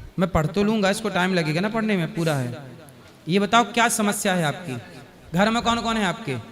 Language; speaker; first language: Hindi; native; Hindi